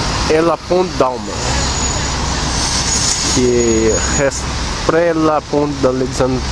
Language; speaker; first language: French; non-native, learner; Portuguese